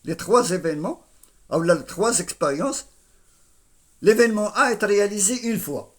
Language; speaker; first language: French; non-native, local second language; Arabic